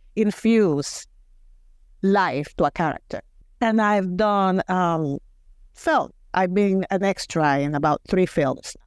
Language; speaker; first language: English; non-native, fluent; Spanish